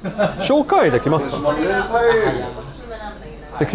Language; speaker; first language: Japanese; non-native, learner; English